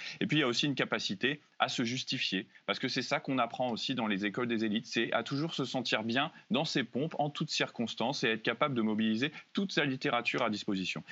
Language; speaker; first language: French; native; French